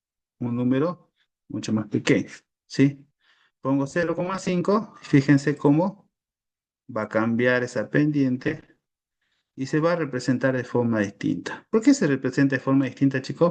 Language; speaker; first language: Spanish; native; Spanish